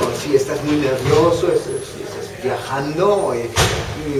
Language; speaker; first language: Spanish; non-native, fluent; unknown